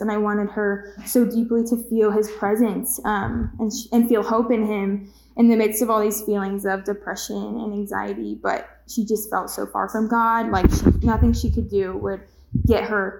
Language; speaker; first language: English; native; English